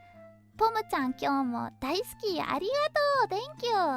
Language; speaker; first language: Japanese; non-native, learner; English